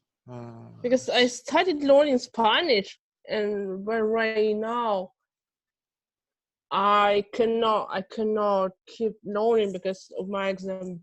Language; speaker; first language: English; non-native, fluent; Russian